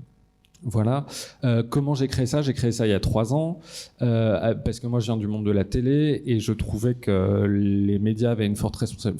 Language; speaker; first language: French; native; French